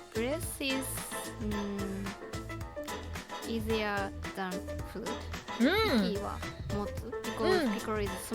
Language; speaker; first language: English; non-native, learner; Japanese